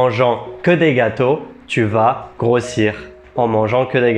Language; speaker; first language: French; native; French